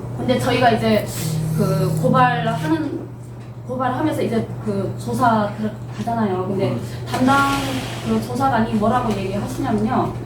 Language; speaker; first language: Korean; early bilingual, heritage; Korean